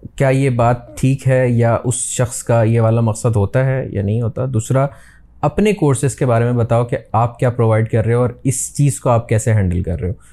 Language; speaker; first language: Urdu; native; Urdu